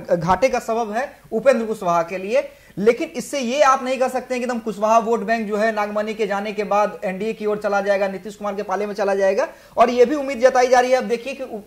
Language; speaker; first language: Hindi; native; Hindi